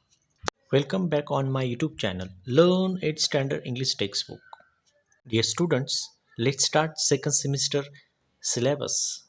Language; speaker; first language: English; non-native, local second language; Marathi